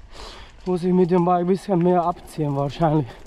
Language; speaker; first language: German; non-native, fluent; Polish